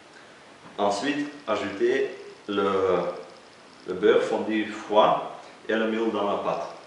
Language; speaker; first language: French; non-native, learner; Dutch